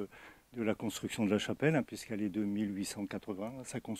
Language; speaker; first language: French; native; French